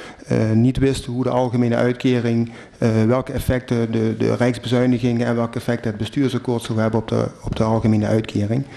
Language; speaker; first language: Dutch; native; Dutch